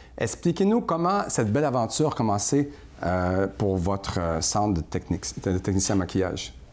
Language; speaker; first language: French; native; French